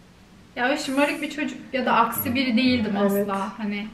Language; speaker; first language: Turkish; native; Turkish